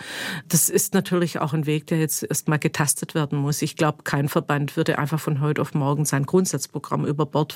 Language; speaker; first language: German; native; German